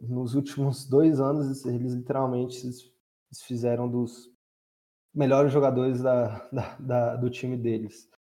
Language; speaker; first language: Portuguese; native; Portuguese